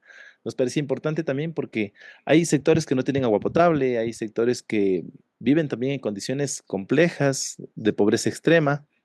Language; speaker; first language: Spanish; native; Spanish